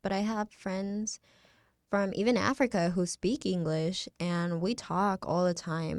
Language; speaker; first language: English; non-native, fluent; Spanish